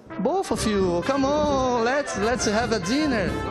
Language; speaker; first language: English; non-native, learner; Portuguese